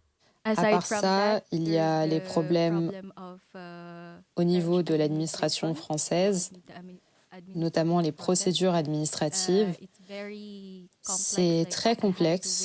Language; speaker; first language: French; non-native, fluent; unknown